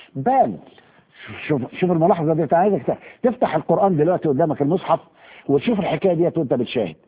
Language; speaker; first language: Arabic; native; Arabic